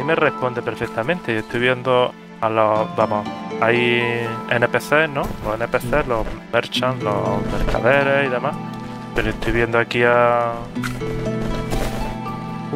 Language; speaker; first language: Spanish; native; Spanish